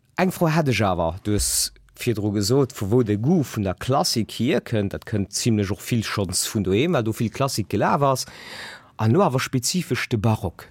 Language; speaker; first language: Luxembourgish; native; Luxembourgish